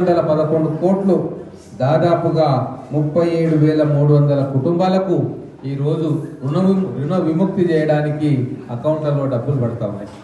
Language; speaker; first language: Telugu; native; Telugu